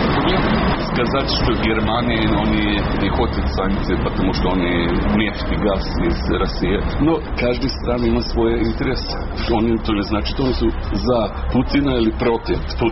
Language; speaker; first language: Ukrainian; non-native, learner; Serbian